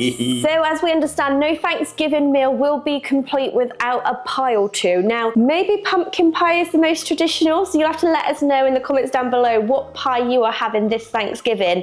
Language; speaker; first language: English; native; English